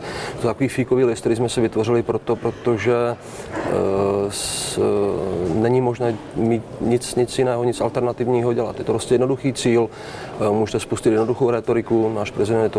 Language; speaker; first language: Czech; native; Czech